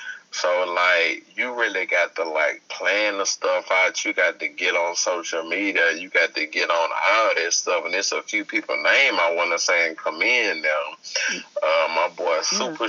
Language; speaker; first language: English; native; English